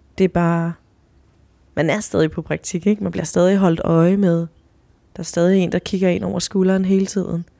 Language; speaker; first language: Danish; early bilingual, other home language; Spanish